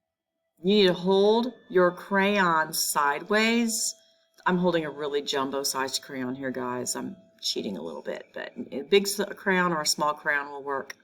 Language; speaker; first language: English; native; English